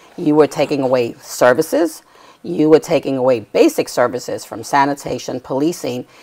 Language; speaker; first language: English; native; English